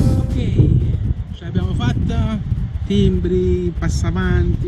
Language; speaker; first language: Italian; native; Italian